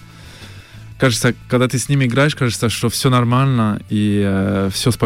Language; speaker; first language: Russian; early bilingual, heritage; French